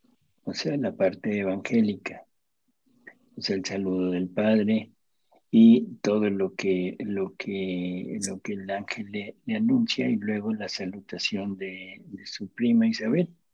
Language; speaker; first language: Spanish; native; Spanish